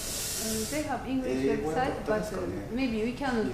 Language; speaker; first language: English; non-native, learner; Japanese